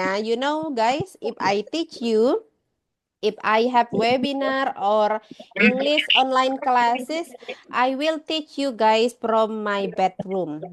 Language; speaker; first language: English; non-native, learner; Indonesian